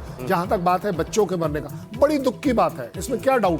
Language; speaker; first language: Hindi; native; Hindi